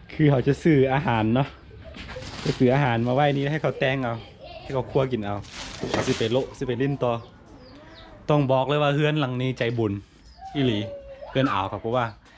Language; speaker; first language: Thai; non-native, local second language; Akha